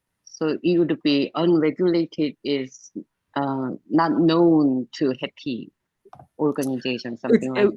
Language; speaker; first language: English; non-native, learner; Korean